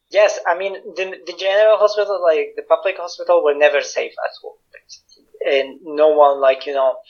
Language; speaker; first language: English; non-native, fluent; Arabic